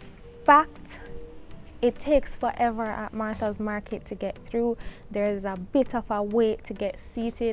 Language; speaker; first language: English; native; English